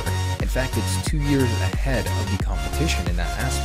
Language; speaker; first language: English; native; English